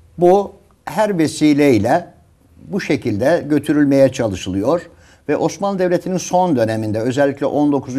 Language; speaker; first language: Turkish; native; Turkish